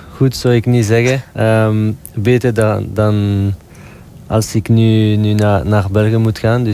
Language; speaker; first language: Dutch; non-native, local second language; French